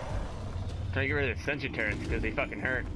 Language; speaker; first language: English; native; English